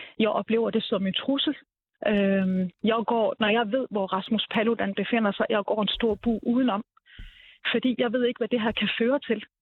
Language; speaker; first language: Danish; early bilingual, other home language; Arabic